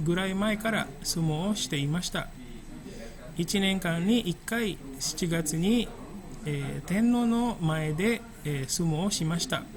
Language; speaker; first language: Japanese; non-native, fluent; Indonesian